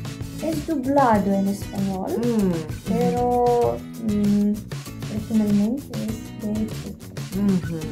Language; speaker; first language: Spanish; non-native, fluent; Russian